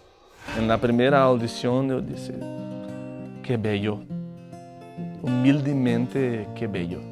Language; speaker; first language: Spanish; non-native, learner; Portuguese